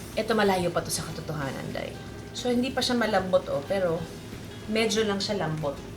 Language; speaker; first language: Filipino; native; Filipino